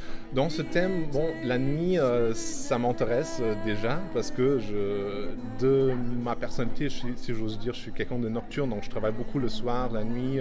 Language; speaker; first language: French; non-native, fluent; German